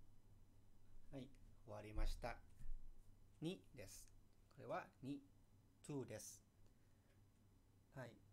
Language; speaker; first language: Japanese; non-native, fluent; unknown